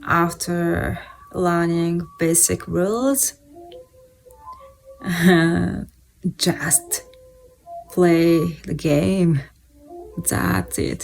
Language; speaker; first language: English; non-native, fluent; Japanese